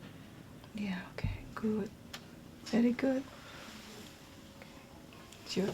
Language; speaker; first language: English; non-native, fluent; Indonesian